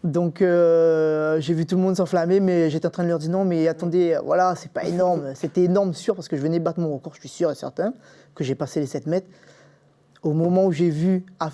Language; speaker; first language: French; native; French